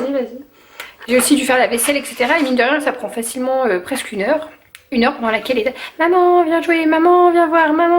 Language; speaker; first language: French; native; French